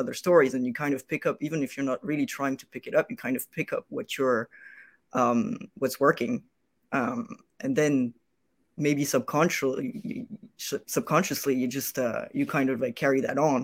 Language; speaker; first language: English; non-native, fluent; French